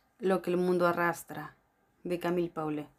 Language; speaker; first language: Spanish; native; Spanish